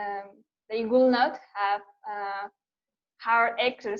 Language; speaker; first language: English; non-native, learner; Spanish